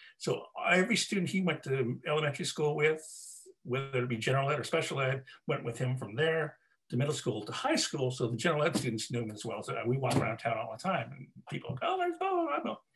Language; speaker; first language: English; native; English